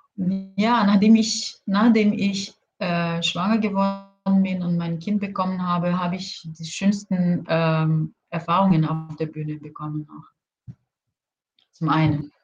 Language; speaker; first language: German; non-native, fluent; Portuguese